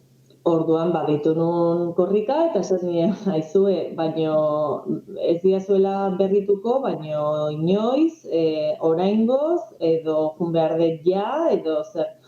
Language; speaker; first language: Basque; non-native, local second language; Spanish